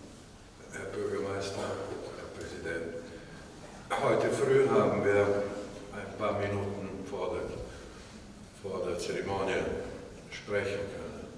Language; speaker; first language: German; non-native, fluent; Italian